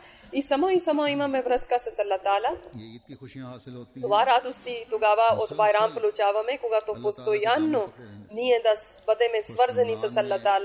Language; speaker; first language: Bulgarian; non-native, local second language; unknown